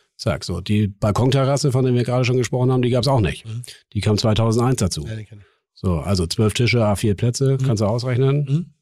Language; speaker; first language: German; native; German